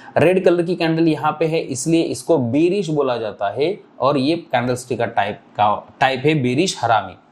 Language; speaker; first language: Hindi; non-native, local second language; Marathi